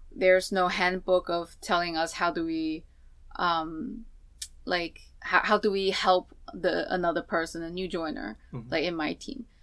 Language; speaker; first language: English; non-native, fluent; Chinese